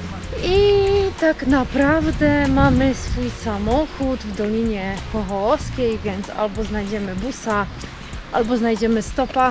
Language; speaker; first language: Polish; native; Polish